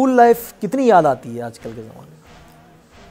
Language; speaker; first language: Urdu; native; Urdu